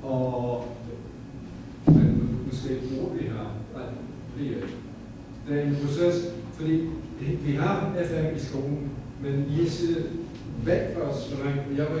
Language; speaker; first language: Danish; non-native, fluent; English